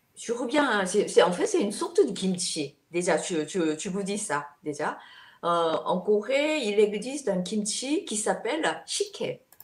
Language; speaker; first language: French; non-native, fluent; Korean